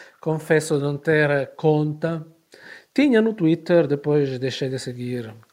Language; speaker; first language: Portuguese; non-native, fluent; Italian